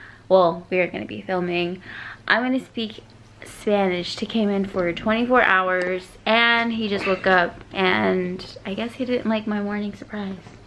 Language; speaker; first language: English; early bilingual, other home language; Spanish